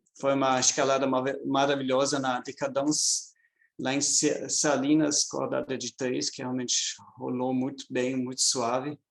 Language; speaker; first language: Portuguese; non-native, fluent; German